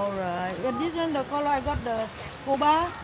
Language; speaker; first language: English; non-native, learner; Vietnamese